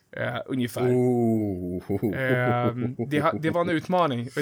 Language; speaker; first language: Swedish; native; Swedish